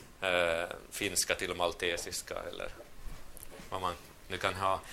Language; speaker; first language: Swedish; non-native, local second language; Finnish